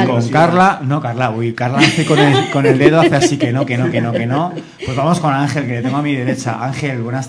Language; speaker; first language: Spanish; native; Spanish